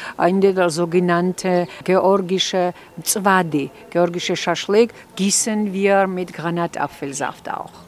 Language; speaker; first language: German; non-native, fluent; Georgian